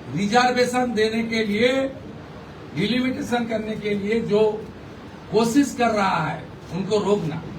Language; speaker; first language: Hindi; non-native, local second language; Bangla